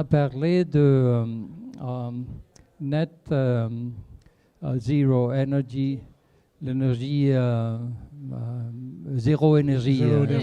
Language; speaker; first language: French; non-native, fluent; Spanish